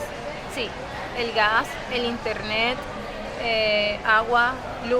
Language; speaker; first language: Spanish; native; Spanish